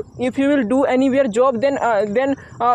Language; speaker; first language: English; non-native, learner; Hindi